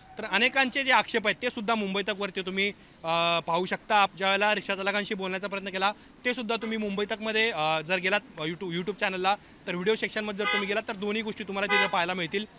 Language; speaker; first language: Marathi; native; Marathi